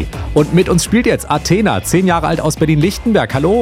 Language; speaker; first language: German; native; German